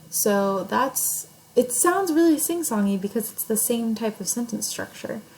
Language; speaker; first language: English; native; English